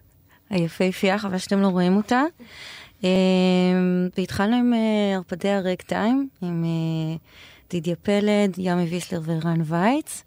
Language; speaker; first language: Hebrew; native; Hebrew